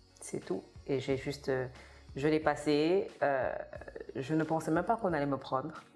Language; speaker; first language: French; non-native, local second language; Kabuverdianu